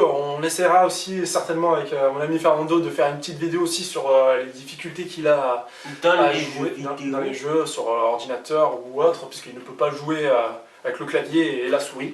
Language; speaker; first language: French; native; French